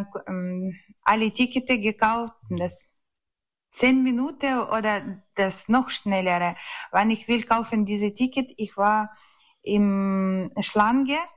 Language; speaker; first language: German; non-native, learner; Ukrainian